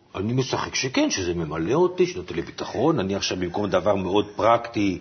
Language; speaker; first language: Hebrew; native; Hebrew